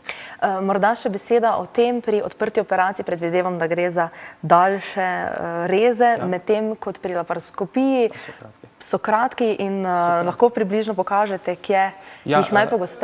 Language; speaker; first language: Slovenian; native; Slovenian